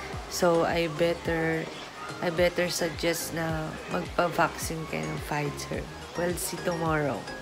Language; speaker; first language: English; non-native, local second language; Filipino